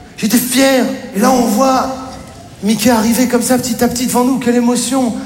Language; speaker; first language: French; native; French